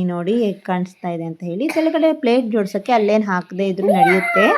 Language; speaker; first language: Kannada; native; Kannada